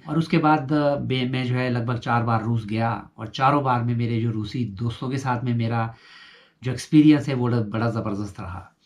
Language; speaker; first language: Hindi; native; Hindi